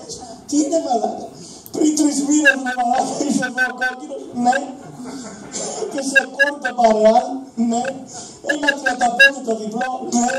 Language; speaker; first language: Greek; native; Greek